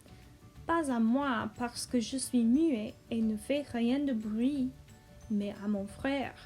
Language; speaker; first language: French; non-native, learner; English